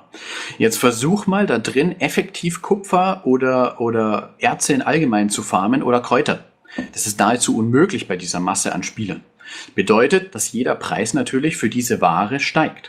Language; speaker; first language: German; native; German